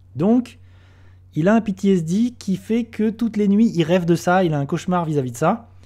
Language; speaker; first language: French; native; French